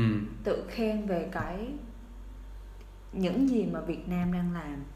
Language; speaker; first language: Vietnamese; native; Vietnamese